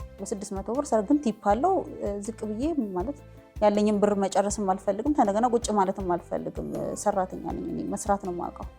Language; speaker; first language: Amharic; native; Amharic